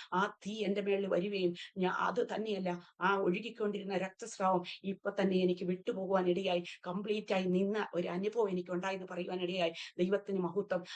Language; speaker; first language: Malayalam; early bilingual, heritage; Malayalam